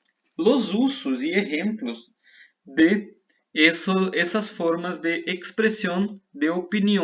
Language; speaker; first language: Spanish; non-native, fluent; Portuguese